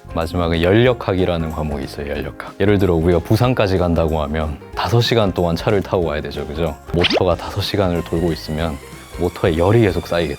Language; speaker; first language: Korean; native; Korean